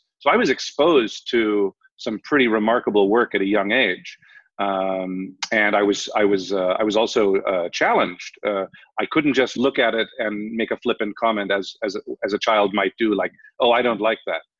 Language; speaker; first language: English; native; English